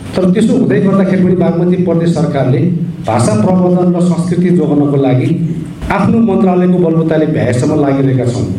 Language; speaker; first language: Nepali; non-native, local second language; Newari